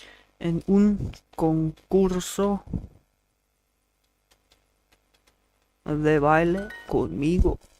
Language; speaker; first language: Spanish; non-native, learner; English